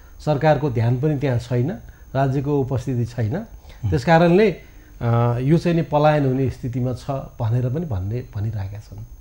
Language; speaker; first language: Nepali; native; Nepali